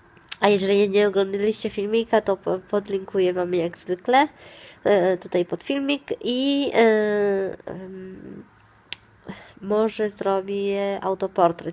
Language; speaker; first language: Polish; non-native, fluent; Italian